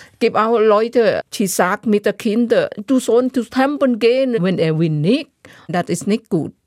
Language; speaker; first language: German; non-native, learner; Thai